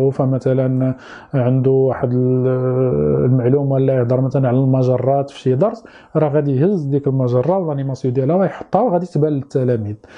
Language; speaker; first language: Arabic; native; Arabic